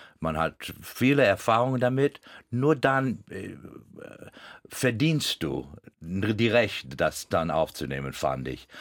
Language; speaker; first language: German; non-native, fluent; English